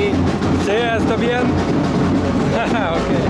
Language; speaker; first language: Spanish; non-native, learner; Russian